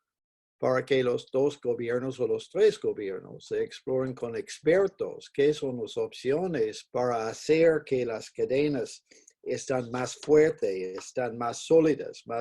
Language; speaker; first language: Spanish; non-native, fluent; English